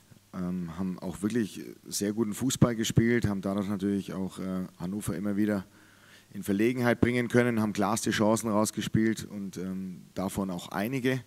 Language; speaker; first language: German; native; German